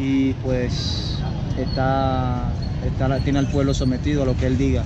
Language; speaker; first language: Spanish; native; Spanish